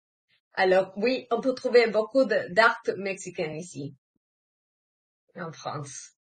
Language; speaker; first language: French; non-native, fluent; Spanish